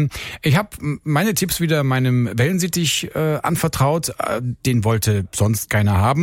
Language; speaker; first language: German; native; German